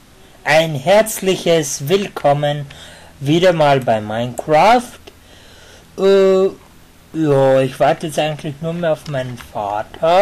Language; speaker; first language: German; native; German